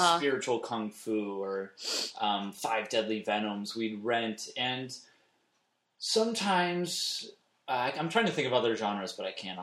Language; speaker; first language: English; native; English